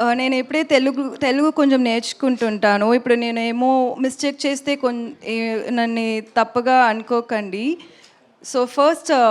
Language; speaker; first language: Telugu; non-native, learner; Tamil